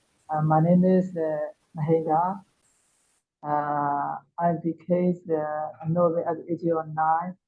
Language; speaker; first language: English; non-native, learner; Burmese